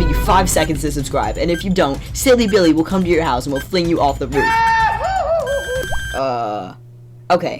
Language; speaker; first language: English; native; English